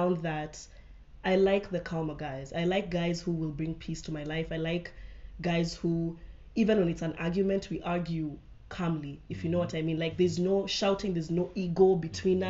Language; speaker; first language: English; non-native, local second language; Swahili